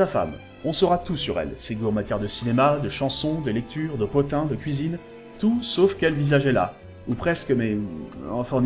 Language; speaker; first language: French; native; French